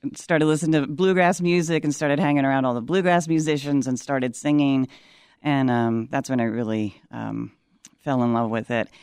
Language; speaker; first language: English; native; English